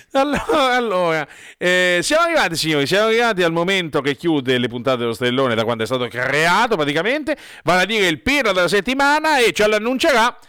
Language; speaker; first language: Italian; native; Italian